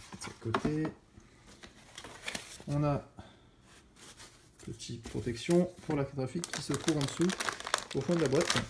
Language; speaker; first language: French; native; French